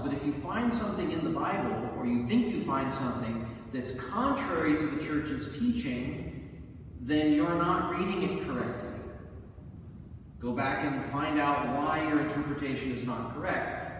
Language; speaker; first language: English; native; English